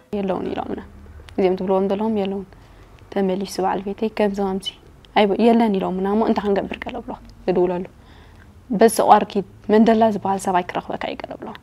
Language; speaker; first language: Tigrinya; native; Tigrinya